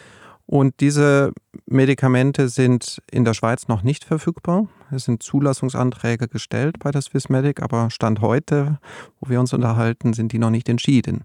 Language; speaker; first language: German; native; German